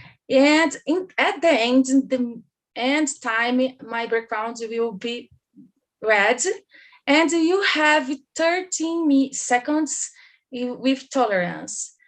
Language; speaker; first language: English; non-native, learner; Portuguese